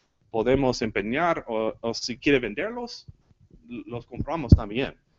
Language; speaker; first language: Spanish; non-native, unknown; English